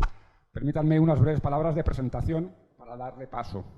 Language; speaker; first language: Spanish; native; Spanish